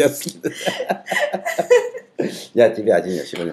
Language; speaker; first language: Russian; non-native, learner; Korean